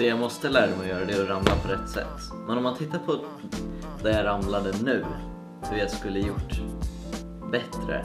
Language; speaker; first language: Swedish; native; Swedish